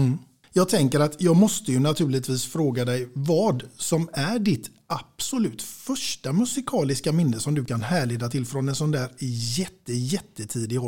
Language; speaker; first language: Swedish; native; Swedish